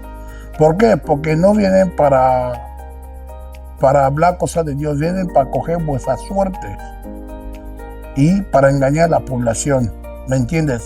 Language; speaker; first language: Spanish; non-native, local second language; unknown